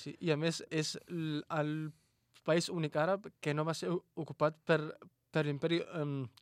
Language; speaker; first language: Catalan; non-native, fluent; Arabic